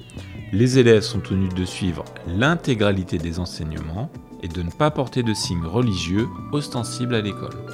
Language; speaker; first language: French; native; French